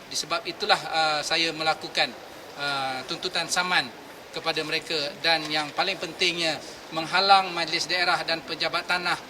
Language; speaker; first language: Malay; native; Malay